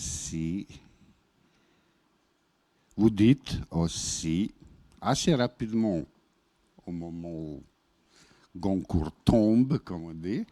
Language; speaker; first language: French; non-native, fluent; Bosnian